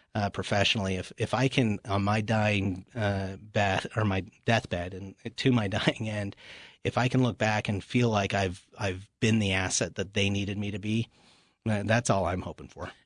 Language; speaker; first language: English; native; English